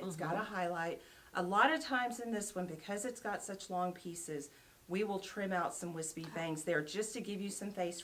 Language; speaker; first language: English; native; English